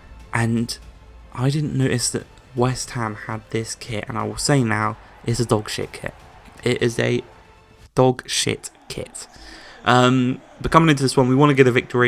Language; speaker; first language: English; native; English